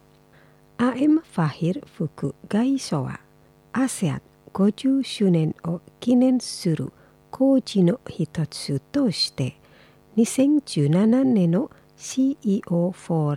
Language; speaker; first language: Japanese; non-native, fluent; Indonesian